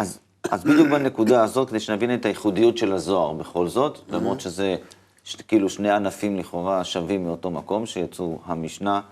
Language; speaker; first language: Hebrew; native; Hebrew